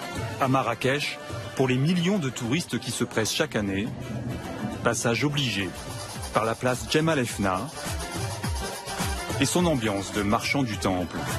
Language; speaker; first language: French; native; French